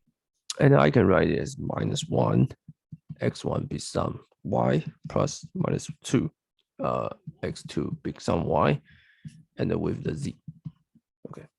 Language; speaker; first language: English; non-native, fluent; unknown